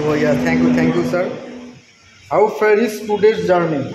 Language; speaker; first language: English; non-native, learner; Bangla